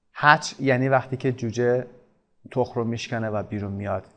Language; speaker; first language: Persian; native; Persian